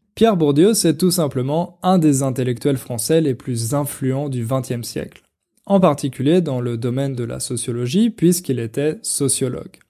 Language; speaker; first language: French; native; French